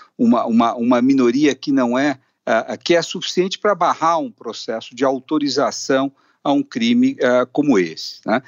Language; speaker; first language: Portuguese; native; Portuguese